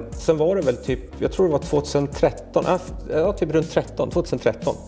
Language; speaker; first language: Swedish; early bilingual, other home language; Serbian